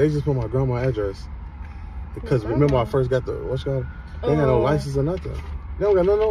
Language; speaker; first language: English; native; English